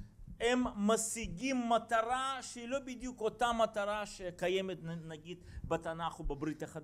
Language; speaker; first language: Hebrew; non-native, fluent; Russian